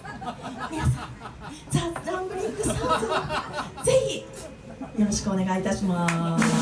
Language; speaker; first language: Japanese; native; Japanese